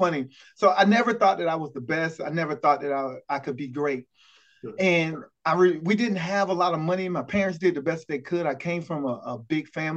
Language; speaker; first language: English; native; English